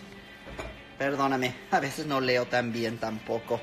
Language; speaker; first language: Spanish; non-native, learner; English